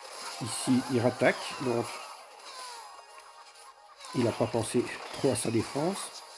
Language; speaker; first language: French; native; French